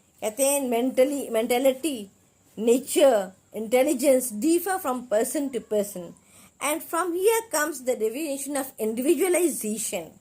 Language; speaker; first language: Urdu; native; Urdu